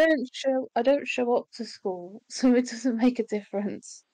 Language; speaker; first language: English; native; English